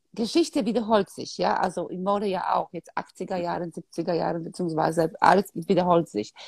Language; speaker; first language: German; non-native, fluent; Polish